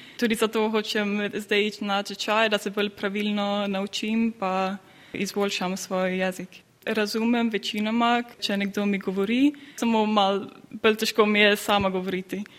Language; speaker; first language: Slovenian; early bilingual, heritage; Slovenian